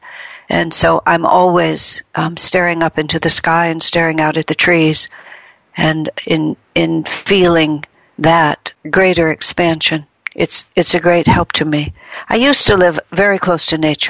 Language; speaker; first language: English; native; English